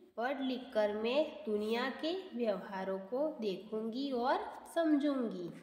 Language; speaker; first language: Hindi; non-native, local second language; Gujarati